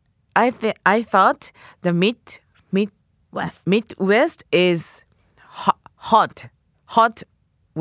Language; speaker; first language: English; non-native, learner; Japanese